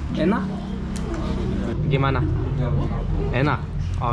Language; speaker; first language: Indonesian; non-native, learner; Korean